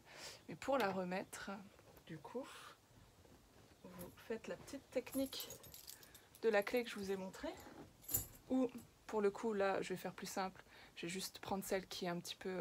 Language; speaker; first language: French; native; French